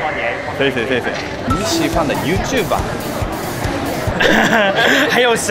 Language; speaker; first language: Chinese; non-native, learner; Japanese